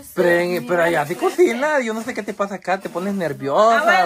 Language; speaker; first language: Spanish; native; Spanish